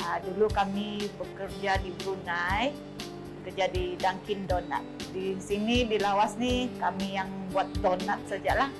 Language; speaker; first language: Malay; non-native, local second language; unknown